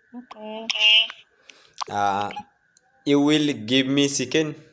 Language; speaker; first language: English; non-native, learner; Bangla